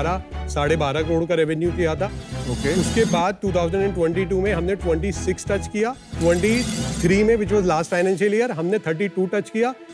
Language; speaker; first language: Hindi; native; Hindi